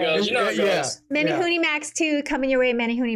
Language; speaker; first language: English; native; English